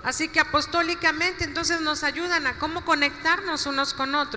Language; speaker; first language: Spanish; native; Spanish